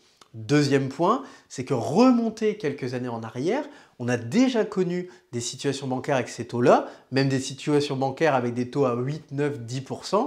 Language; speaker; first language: French; native; French